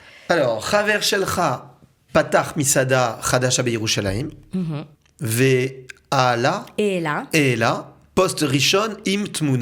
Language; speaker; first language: Hebrew; non-native, learner; French